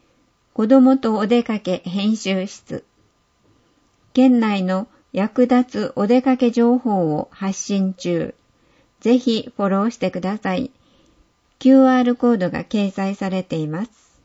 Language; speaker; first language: Japanese; native; Japanese